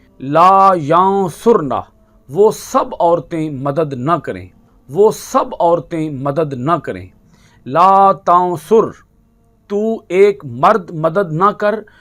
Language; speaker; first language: Urdu; native; Urdu